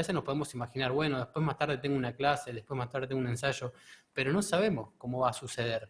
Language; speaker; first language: Spanish; native; Spanish